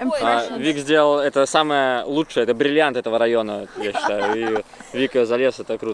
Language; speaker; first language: Russian; native; Russian